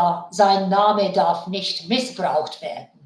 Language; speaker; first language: German; non-native, fluent; Bangla